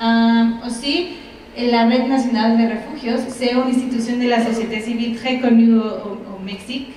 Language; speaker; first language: French; non-native, fluent; Spanish